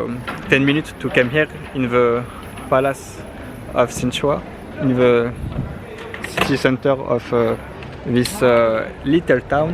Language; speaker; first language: English; non-native, learner; French